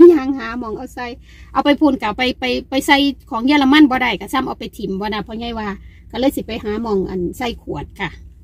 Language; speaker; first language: Thai; native; Thai